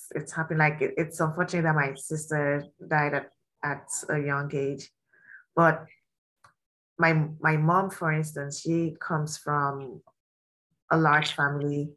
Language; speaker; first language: English; non-native, local second language; Yoruba